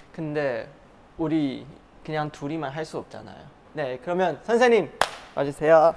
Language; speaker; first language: Korean; non-native, fluent; Chinese